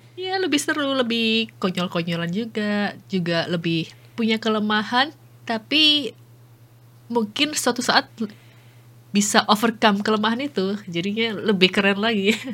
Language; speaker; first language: Indonesian; native; Indonesian